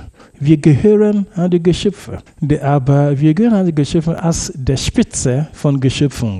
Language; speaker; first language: German; non-native, fluent; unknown